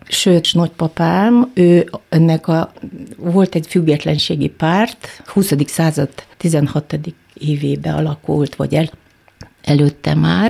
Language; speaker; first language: Hungarian; non-native, fluent; Kyrgyz